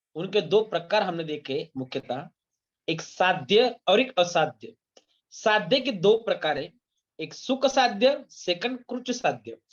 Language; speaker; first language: Hindi; non-native, local second language; Marathi